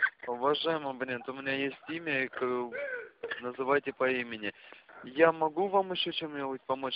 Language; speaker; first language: Russian; native; Russian